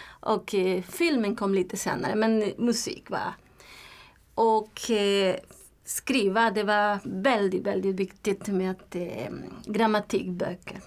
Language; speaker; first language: Swedish; non-native, fluent; Spanish